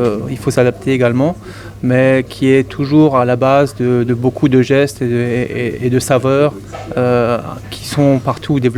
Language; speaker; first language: French; native; French